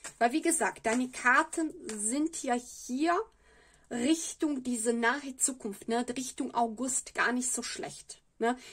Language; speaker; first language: German; non-native, fluent; Italian